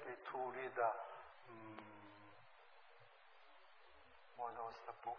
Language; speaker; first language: English; non-native, learner; Korean